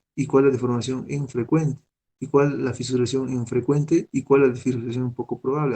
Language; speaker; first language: Spanish; native; Spanish